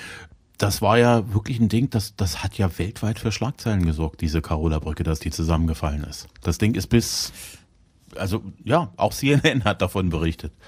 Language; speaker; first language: German; native; German